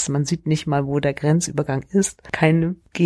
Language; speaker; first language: German; native; German